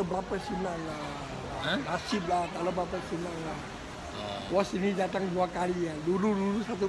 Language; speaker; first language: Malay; non-native, local second language; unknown